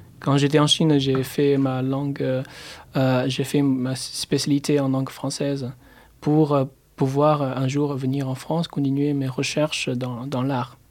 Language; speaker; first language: French; non-native, fluent; Chinese